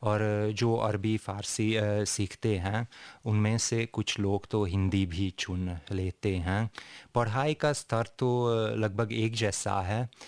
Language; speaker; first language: Hindi; non-native, fluent; Hungarian